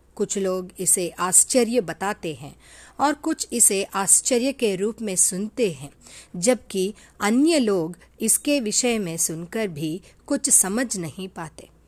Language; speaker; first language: Hindi; non-native, local second language; Telugu